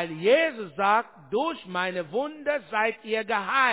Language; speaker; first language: German; non-native, learner; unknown